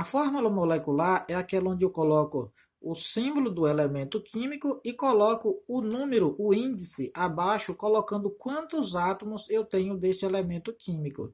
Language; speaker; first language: Portuguese; native; Portuguese